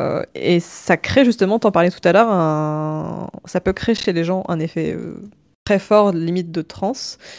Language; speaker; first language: French; native; French